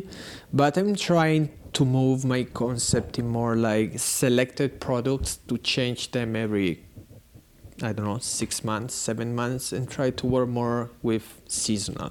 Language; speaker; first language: English; non-native, learner; Italian